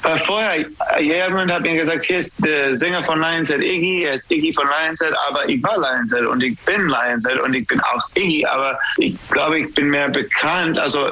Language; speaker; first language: German; non-native, fluent; English